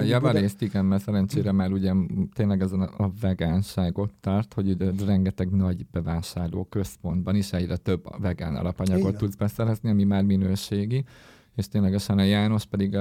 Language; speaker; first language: Hungarian; native; Hungarian